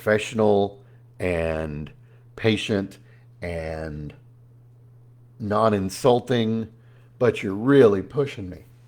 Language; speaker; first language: English; native; English